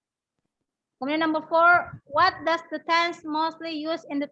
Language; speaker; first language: English; non-native, learner; Indonesian